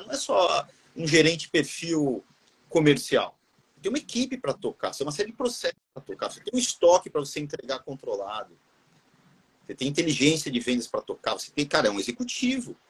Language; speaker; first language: Portuguese; native; Portuguese